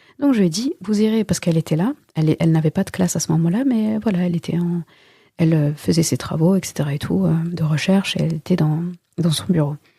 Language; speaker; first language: French; early bilingual, other home language; Wolof